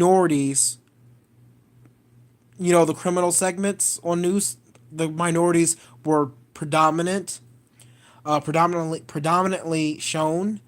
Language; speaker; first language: English; native; English